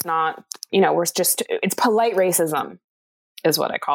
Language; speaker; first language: English; native; English